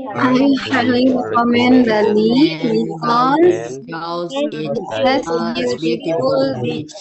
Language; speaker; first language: English; non-native, learner; Indonesian